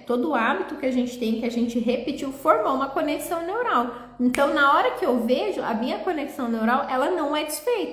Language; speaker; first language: Portuguese; native; Portuguese